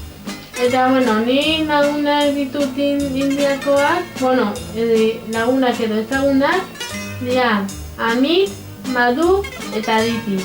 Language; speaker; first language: Basque; non-native, local second language; Spanish